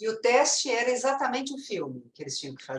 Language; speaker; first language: Portuguese; native; Portuguese